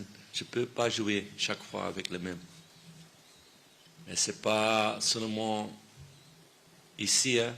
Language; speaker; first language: French; non-native, fluent; Dutch